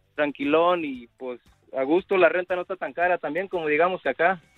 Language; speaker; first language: Spanish; early bilingual, heritage; Spanish